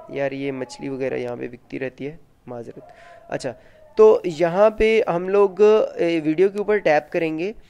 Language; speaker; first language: Hindi; native; Hindi